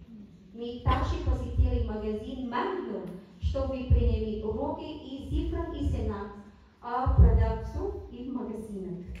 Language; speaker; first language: Russian; non-native, learner; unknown